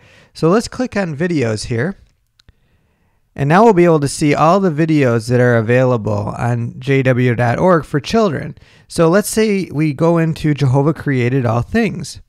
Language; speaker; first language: English; native; English